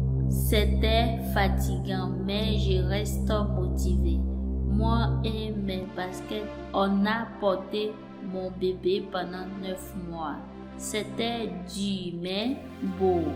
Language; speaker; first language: French; non-native, learner; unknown